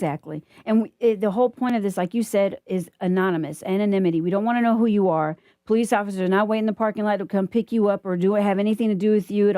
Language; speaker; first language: English; native; English